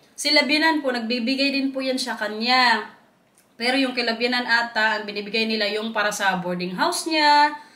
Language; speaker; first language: Filipino; non-native, local second language; Waray